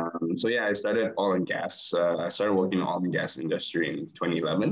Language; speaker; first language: English; non-native, local second language; Chinese